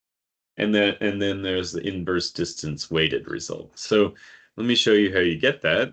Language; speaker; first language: English; native; English